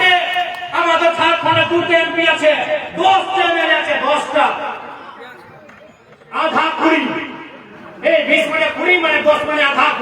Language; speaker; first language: Bangla; non-native, local second language; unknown